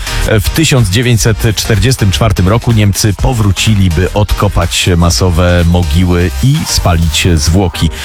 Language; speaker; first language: Polish; native; Polish